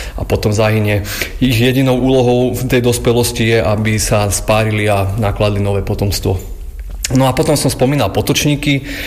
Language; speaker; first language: Slovak; native; Slovak